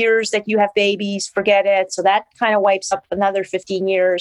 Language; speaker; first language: English; non-native, fluent; French